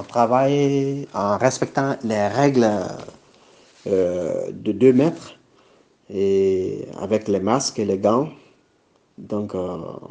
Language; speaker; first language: French; non-native, local second language; Bambara